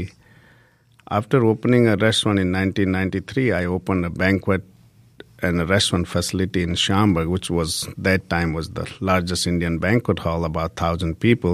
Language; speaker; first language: English; non-native, local second language; Hindi